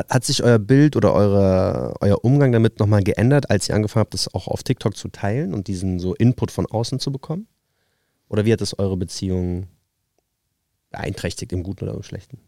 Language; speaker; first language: German; native; German